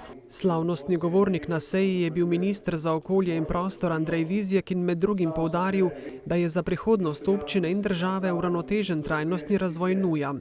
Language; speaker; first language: Slovenian; native; Slovenian